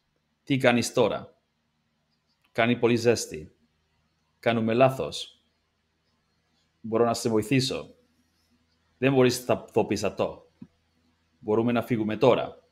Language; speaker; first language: Greek; non-native, learner; English